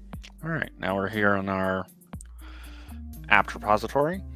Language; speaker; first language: English; native; English